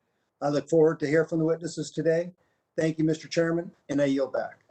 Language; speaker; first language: English; native; English